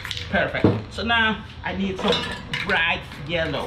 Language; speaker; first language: English; non-native, fluent; Spanish